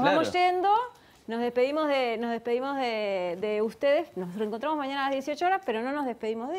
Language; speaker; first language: Spanish; native; Spanish